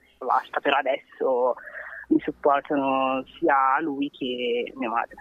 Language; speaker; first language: Italian; early bilingual, other home language; Wolof